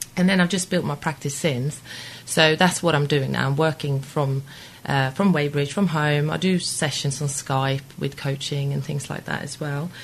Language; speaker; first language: English; non-native, fluent; Swedish